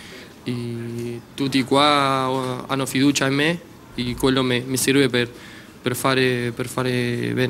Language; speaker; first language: Italian; non-native, learner; Spanish